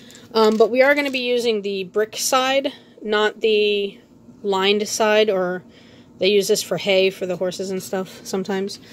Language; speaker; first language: English; native; English